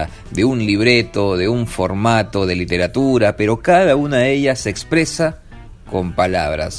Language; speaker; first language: Spanish; native; Spanish